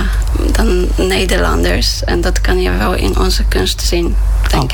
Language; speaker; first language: Dutch; non-native, fluent; Polish